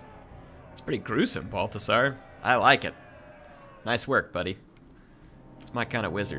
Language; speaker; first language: English; native; English